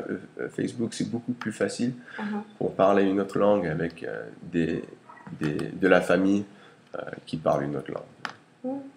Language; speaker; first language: French; early bilingual, heritage; English